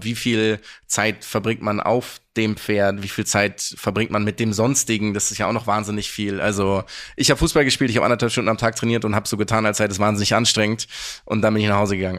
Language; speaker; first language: German; native; German